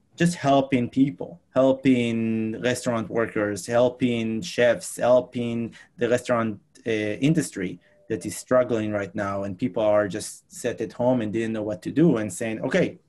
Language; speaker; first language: English; non-native, fluent; Hebrew